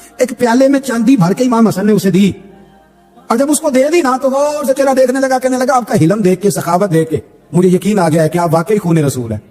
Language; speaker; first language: Urdu; non-native, local second language; Punjabi